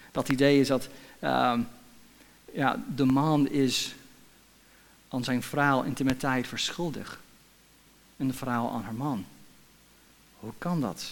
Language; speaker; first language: Dutch; non-native, fluent; English